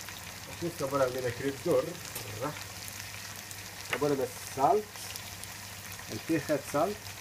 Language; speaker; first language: Swedish; non-native, fluent; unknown